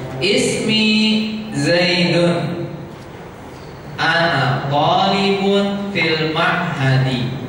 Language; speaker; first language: Arabic; non-native, fluent; Indonesian